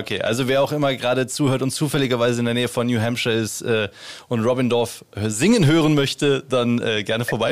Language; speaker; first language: German; native; German